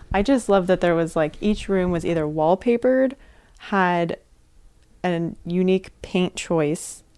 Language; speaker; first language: English; native; English